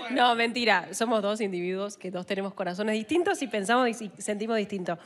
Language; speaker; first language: Spanish; native; Spanish